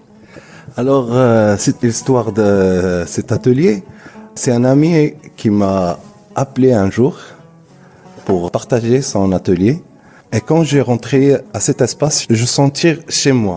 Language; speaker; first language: French; non-native, local second language; Arabic